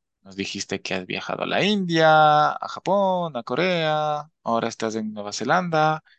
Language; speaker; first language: Spanish; native; Spanish